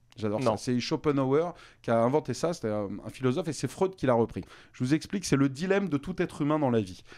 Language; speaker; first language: French; native; French